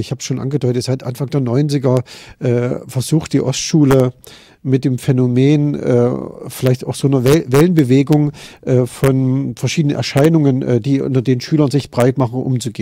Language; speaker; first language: German; native; German